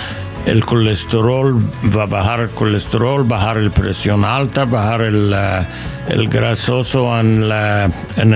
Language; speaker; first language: Spanish; non-native, learner; English